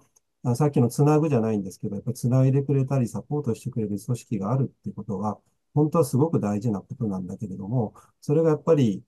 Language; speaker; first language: Japanese; native; Japanese